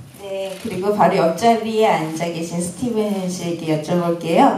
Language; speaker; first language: Korean; native; Korean